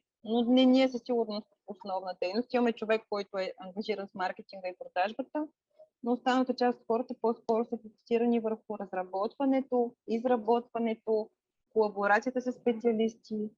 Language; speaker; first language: Bulgarian; native; Bulgarian